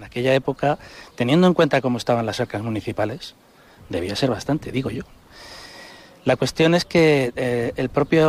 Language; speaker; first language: Spanish; native; Spanish